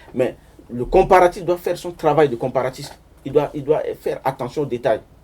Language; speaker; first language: French; non-native, local second language; Sango